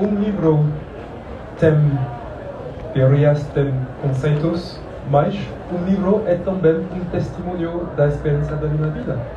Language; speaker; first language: Portuguese; non-native, learner; French